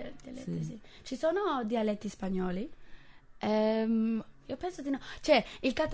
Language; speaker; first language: Italian; non-native, fluent; English